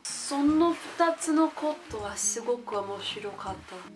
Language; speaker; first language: Japanese; non-native, learner; English